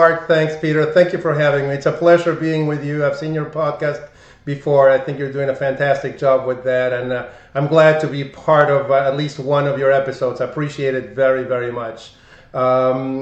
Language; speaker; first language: English; non-native, fluent; Spanish